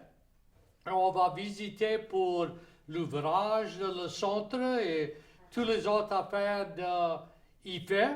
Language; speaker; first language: French; native; French